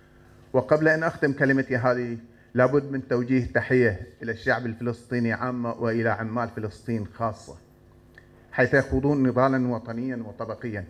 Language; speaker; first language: Arabic; native; Arabic